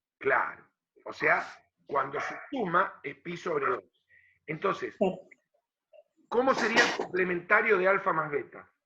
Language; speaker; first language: Spanish; native; Spanish